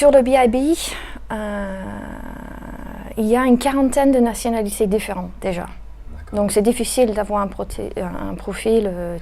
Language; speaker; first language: French; native; French